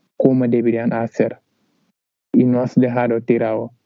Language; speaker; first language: Spanish; non-native, learner; Wolof